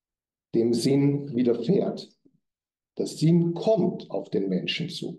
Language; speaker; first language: German; native; German